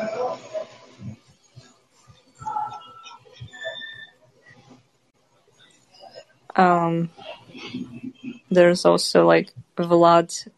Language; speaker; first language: English; non-native, fluent; Kazakh